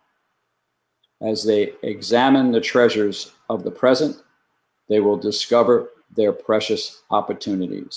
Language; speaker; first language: English; native; English